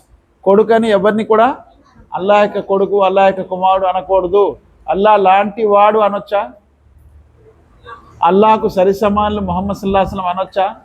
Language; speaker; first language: Telugu; non-native, local second language; Urdu